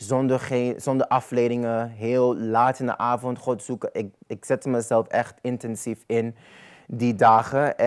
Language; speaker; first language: Dutch; non-native, local second language; Papiamento